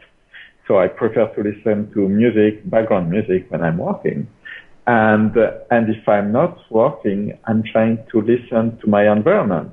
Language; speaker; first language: English; non-native, fluent; French